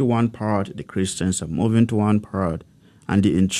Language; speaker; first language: English; non-native, local second language; Hausa